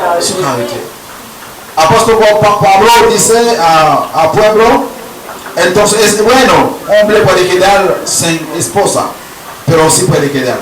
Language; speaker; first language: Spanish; non-native, learner; Haitian Creole